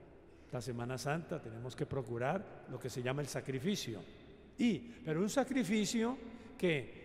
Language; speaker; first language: Spanish; native; Spanish